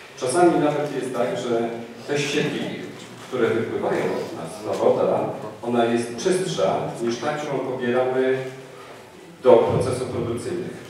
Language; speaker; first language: Polish; native; Polish